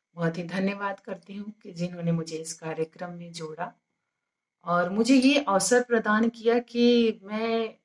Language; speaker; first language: Hindi; native; Hindi